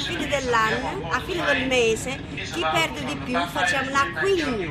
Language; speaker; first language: Italian; native; Italian